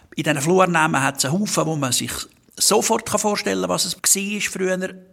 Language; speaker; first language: German; native; German